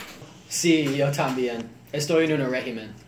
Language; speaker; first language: Spanish; non-native, learner; English